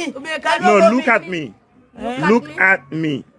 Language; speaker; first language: English; non-native, learner; Haitian Creole